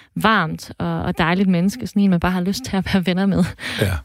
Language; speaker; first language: Danish; native; Danish